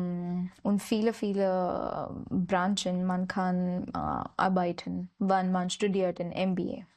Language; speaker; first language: German; non-native, learner; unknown